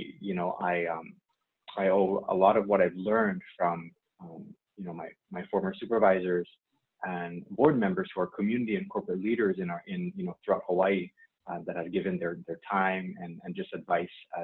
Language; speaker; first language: English; non-native, fluent; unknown